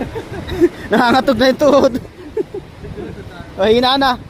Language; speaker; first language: Filipino; native; Filipino